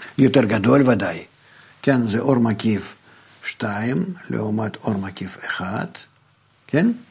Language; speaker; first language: Hebrew; non-native, fluent; Russian